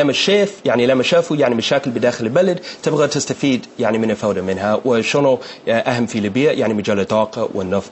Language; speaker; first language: Arabic; non-native, learner; English